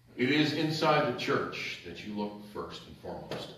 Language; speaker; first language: English; native; English